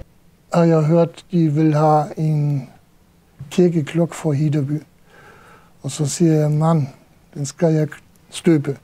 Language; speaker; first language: Danish; non-native, learner; German